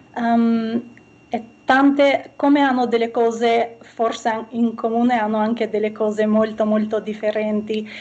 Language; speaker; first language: Italian; non-native, fluent; Albanian